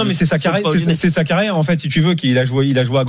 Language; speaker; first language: French; native; French